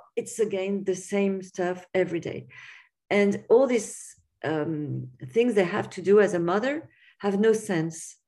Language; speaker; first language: English; non-native, fluent; French